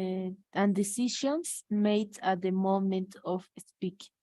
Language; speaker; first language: English; non-native, learner; Spanish